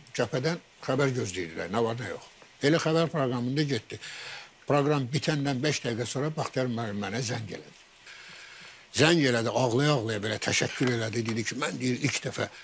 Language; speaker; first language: Azerbaijani; native; Azerbaijani